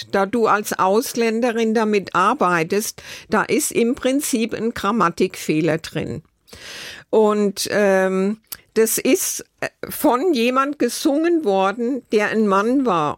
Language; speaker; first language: German; native; German